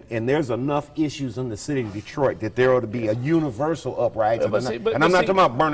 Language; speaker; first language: English; native; English